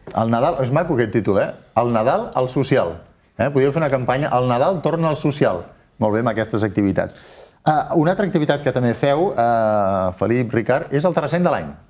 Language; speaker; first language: Catalan; native; Catalan